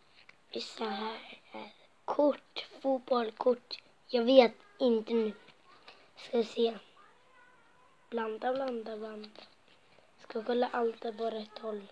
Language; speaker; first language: Swedish; non-native, local second language; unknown